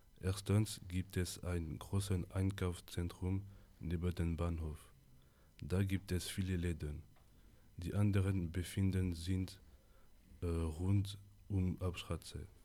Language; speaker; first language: German; non-native, learner; French